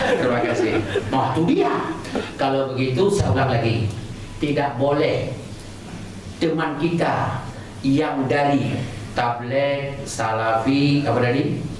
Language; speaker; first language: Indonesian; non-native, local second language; Achinese